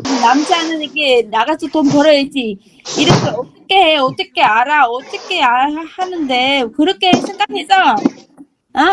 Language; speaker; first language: Korean; non-native, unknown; Vietnamese